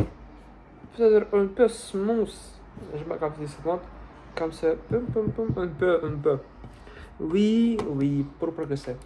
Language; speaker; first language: French; non-native, learner; Russian